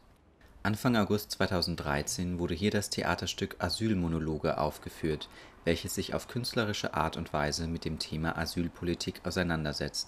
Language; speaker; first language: German; native; German